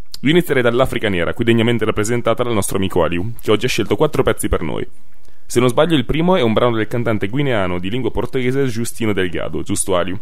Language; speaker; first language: Italian; native; Italian